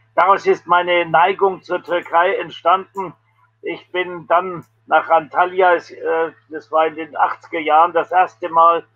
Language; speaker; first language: German; native; German